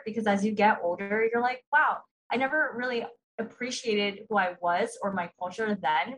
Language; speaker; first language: English; early bilingual, other home language; Iloko